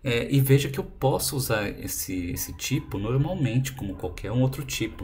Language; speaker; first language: Portuguese; native; Portuguese